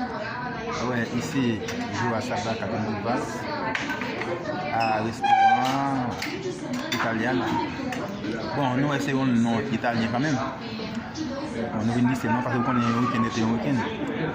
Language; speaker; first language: French; non-native, learner; Haitian Creole